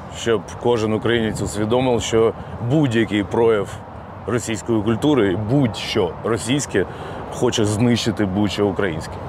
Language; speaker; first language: Ukrainian; non-native, local second language; Russian